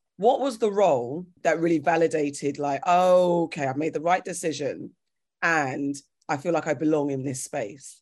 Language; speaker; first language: English; native; English